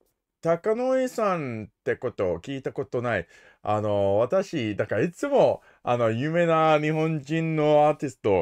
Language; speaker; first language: Japanese; non-native, learner; English